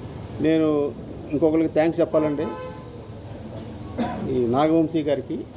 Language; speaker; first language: Telugu; native; Telugu